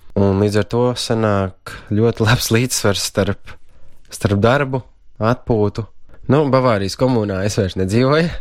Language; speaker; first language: Latvian; native; Latvian